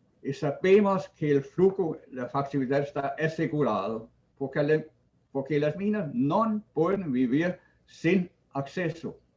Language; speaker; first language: Spanish; non-native, fluent; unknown